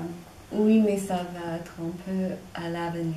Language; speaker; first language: French; non-native, fluent; English